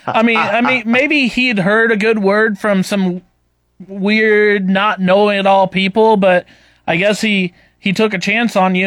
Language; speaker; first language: English; native; English